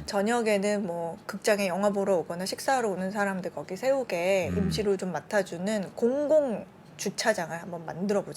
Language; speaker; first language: Korean; native; Korean